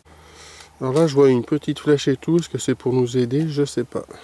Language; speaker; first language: French; native; French